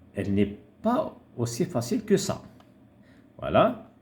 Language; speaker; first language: French; non-native, local second language; Arabic